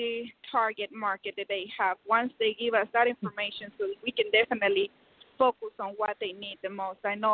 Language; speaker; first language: English; non-native, fluent; Spanish